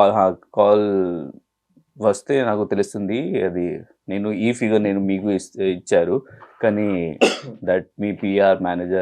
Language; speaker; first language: Telugu; non-native, local second language; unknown